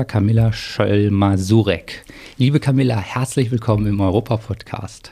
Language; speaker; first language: German; native; German